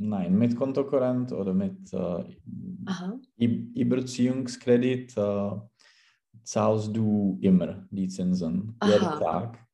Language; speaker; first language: German; non-native, learner; Czech